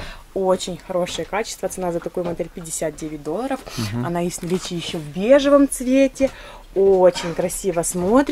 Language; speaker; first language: Russian; native; Russian